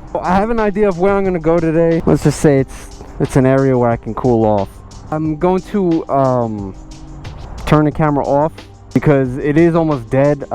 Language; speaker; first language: English; native; English